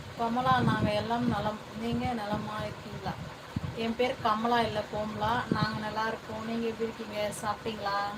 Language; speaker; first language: Tamil; non-native, local second language; Telugu